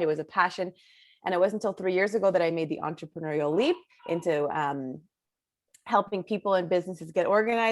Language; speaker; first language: English; native; English